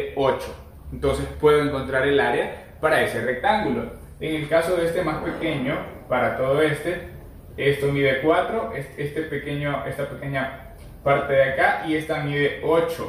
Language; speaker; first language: Spanish; native; Spanish